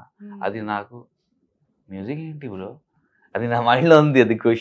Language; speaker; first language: Telugu; non-native, local second language; Hindi